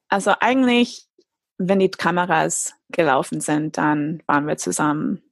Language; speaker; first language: German; non-native, fluent; English